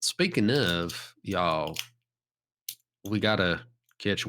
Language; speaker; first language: English; native; English